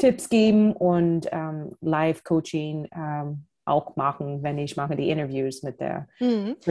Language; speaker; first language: German; non-native, fluent; English